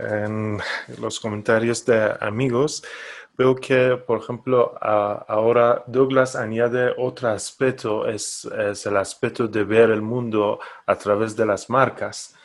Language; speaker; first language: Spanish; non-native, fluent; Persian